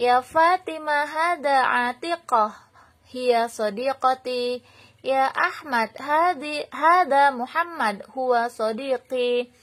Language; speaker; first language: Arabic; non-native, fluent; Indonesian